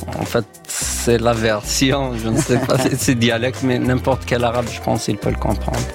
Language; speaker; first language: French; non-native, local second language; Kabyle